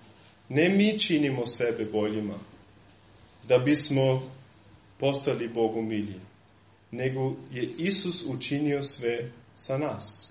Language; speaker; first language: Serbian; non-native, fluent; German